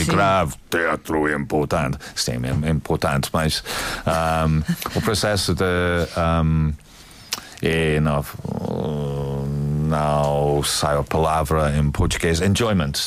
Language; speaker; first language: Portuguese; non-native, learner; English